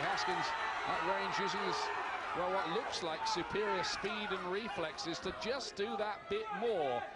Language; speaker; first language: English; native; English